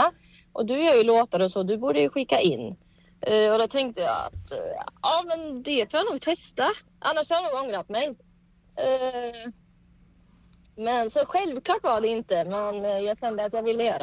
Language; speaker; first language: Swedish; native; Swedish